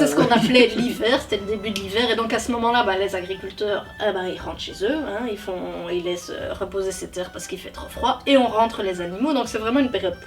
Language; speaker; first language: French; native; French